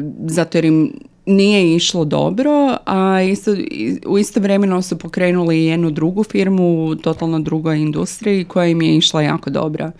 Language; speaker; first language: Croatian; early bilingual, other home language; English